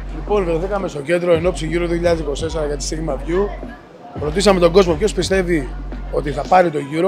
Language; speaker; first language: Greek; native; Greek